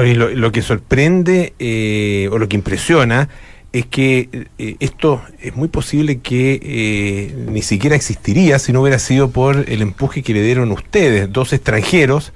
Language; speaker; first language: Spanish; native; Spanish